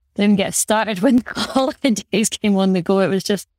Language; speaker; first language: English; native; English